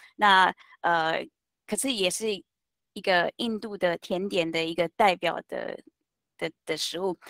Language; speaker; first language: Chinese; non-native, fluent; Hindi